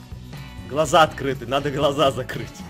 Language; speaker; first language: Russian; native; Russian